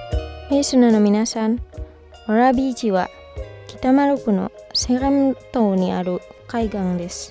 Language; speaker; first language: Japanese; non-native, fluent; Indonesian